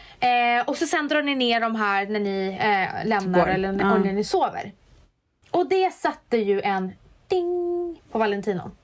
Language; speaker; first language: Swedish; native; Swedish